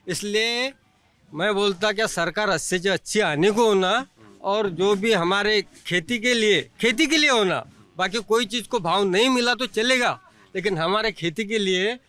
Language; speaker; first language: Hindi; non-native, local second language; Marathi